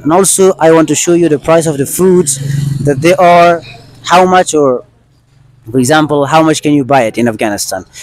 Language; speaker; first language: English; non-native, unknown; Persian